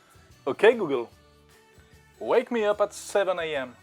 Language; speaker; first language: English; non-native, fluent; French